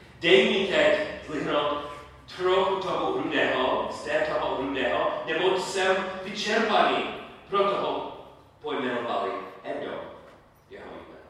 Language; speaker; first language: Czech; non-native, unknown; English